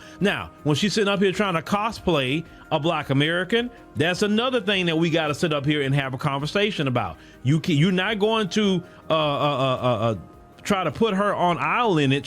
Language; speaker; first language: English; native; English